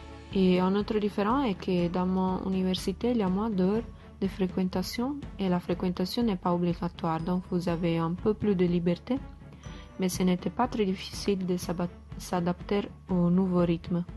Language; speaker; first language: French; non-native, learner; Italian